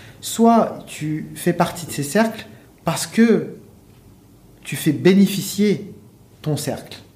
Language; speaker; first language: French; native; French